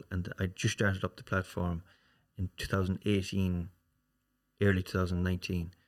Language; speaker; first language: English; native; English